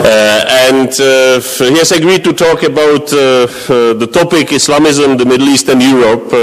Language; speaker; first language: English; non-native, fluent; Czech